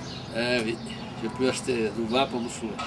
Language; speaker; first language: French; non-native, fluent; Portuguese